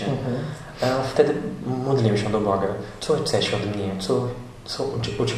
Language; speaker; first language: Polish; non-native, learner; Portuguese